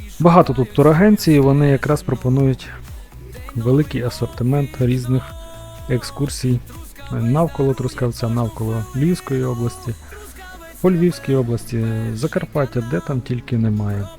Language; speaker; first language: Ukrainian; native; Ukrainian